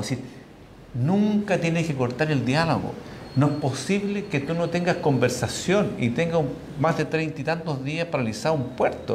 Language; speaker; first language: Spanish; native; Spanish